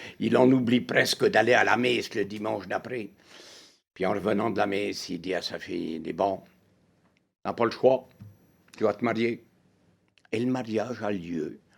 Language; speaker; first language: French; native; French